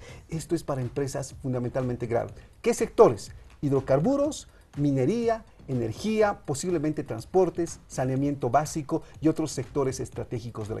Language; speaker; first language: Spanish; native; Spanish